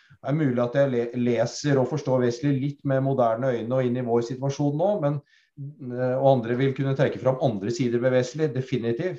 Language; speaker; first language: Norwegian; native; Norwegian